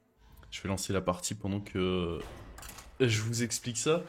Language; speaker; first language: French; native; French